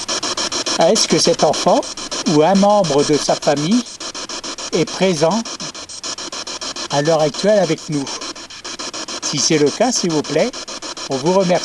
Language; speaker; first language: French; native; French